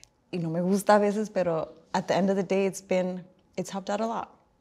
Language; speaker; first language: English; early bilingual, other home language; Spanish